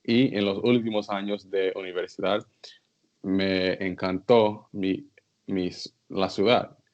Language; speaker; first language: Spanish; non-native, learner; English